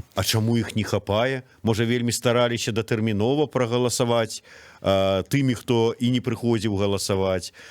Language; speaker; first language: Belarusian; native; Belarusian